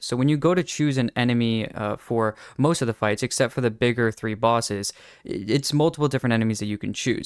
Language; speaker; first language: English; native; English